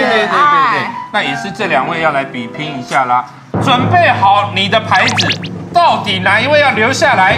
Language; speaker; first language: Chinese; native; Chinese